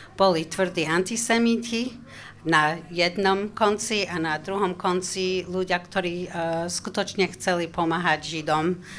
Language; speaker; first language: Slovak; non-native, fluent; English